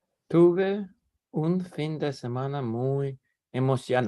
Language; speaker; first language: Spanish; non-native, learner; English